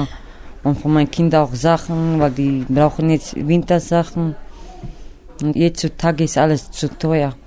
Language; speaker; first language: German; non-native, learner; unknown